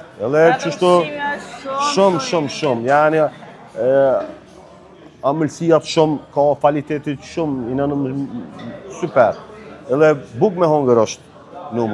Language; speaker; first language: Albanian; early bilingual, heritage; Albanian